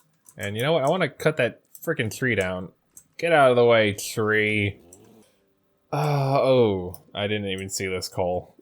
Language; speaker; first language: English; native; English